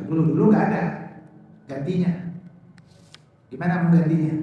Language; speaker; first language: Indonesian; native; Indonesian